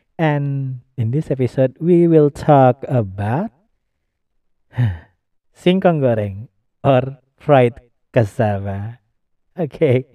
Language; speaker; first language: English; non-native, learner; Indonesian